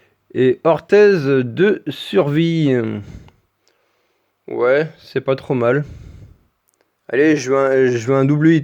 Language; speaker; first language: French; native; French